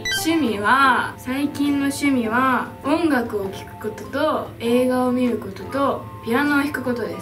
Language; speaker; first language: Japanese; native; Japanese